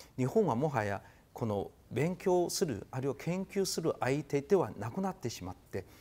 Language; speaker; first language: Japanese; non-native, fluent; Chinese